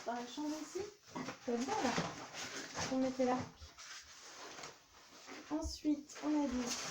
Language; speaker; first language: French; native; French